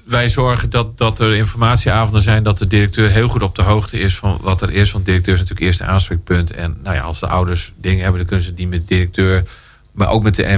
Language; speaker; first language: Dutch; native; Dutch